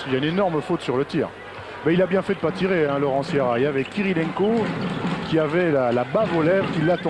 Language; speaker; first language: French; native; French